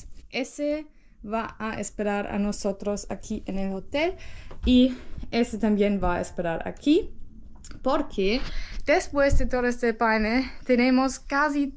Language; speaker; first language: Spanish; non-native, learner; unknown